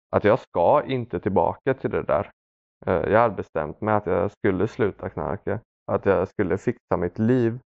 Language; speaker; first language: Swedish; early bilingual, other home language; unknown